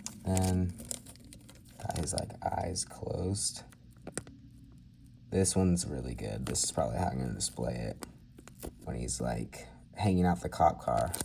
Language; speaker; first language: English; native; English